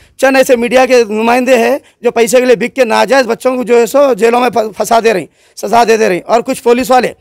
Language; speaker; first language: Hindi; non-native, local second language; Urdu